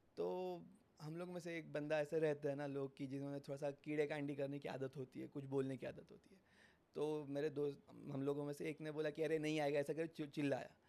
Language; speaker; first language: Hindi; non-native, local second language; Marathi